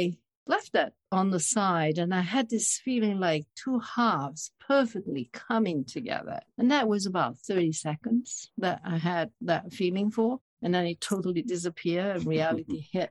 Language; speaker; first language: English; non-native, fluent; Italian